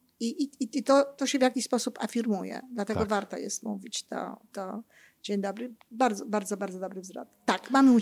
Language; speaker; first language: Polish; native; Polish